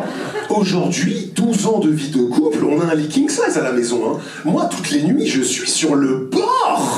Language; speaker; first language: French; native; French